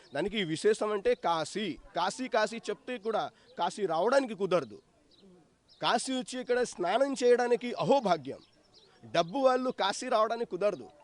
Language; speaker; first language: Telugu; non-native, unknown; Hindi